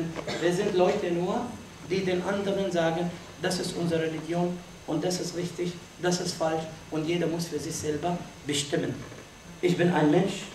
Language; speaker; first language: German; non-native, fluent; Arabic